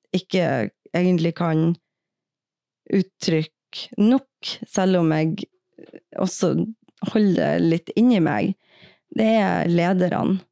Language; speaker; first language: Norwegian; native; Norwegian